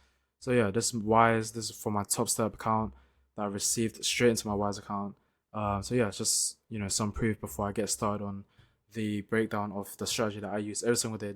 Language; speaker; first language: English; native; English